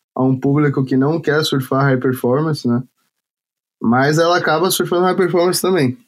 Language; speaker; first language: Portuguese; native; Portuguese